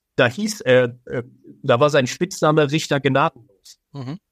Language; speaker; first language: German; early bilingual, other home language; Persian